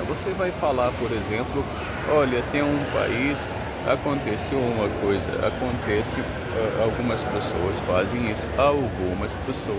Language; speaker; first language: Portuguese; non-native, fluent; Arabic